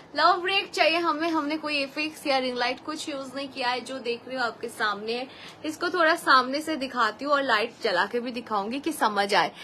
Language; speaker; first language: Hindi; non-native, local second language; Bangla